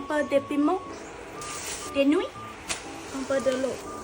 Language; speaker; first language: French; non-native, learner; Thai